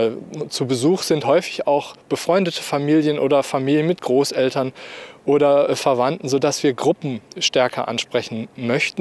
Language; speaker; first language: German; native; German